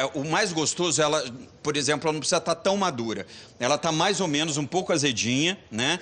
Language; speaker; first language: Portuguese; native; Portuguese